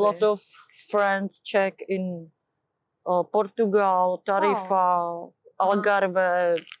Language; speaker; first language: English; non-native, learner; Czech